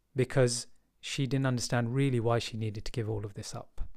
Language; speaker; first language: English; early bilingual, other home language; Hindi